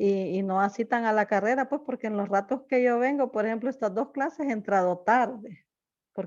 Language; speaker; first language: Spanish; native; Spanish